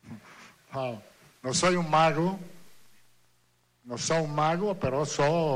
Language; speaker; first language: Portuguese; non-native, learner; Italian